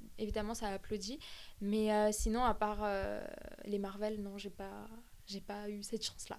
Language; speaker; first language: French; early bilingual, other home language; Armenian